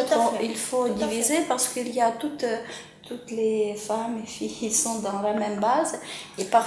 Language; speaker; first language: French; non-native, fluent; Ukrainian